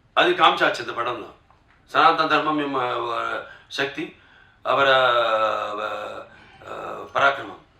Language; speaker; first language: Tamil; non-native, local second language; Telugu